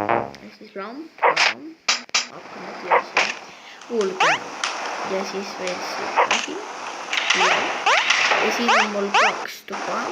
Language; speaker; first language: Estonian; non-native, local second language; Russian